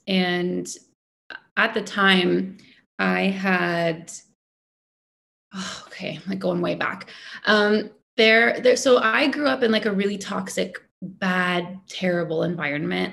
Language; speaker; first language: English; native; English